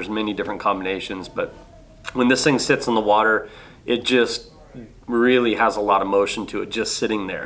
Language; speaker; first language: English; native; English